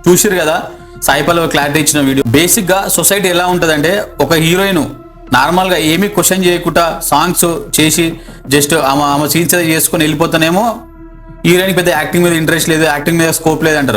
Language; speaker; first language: Telugu; native; Telugu